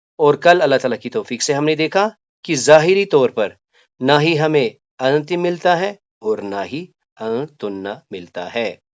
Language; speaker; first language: Urdu; native; Urdu